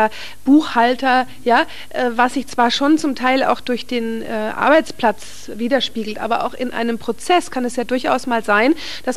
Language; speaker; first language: German; native; German